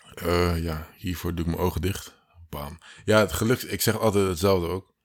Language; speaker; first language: Dutch; early bilingual, other home language; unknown